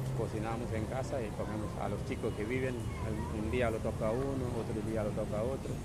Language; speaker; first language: Spanish; non-native, fluent; Wolof